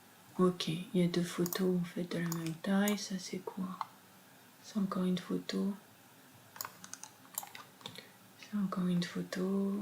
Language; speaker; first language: French; native; French